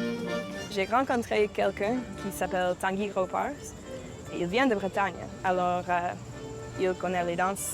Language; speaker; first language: French; non-native, local second language; English